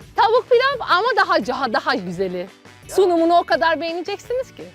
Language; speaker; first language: Turkish; non-native, fluent; Azerbaijani